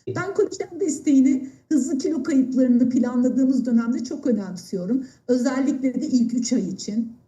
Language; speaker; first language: Turkish; native; Turkish